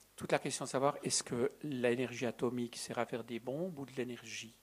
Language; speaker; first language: French; native; French